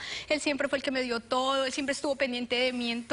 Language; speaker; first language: Spanish; native; Spanish